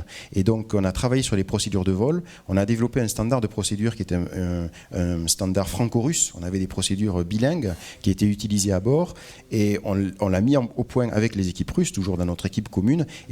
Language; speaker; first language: French; native; French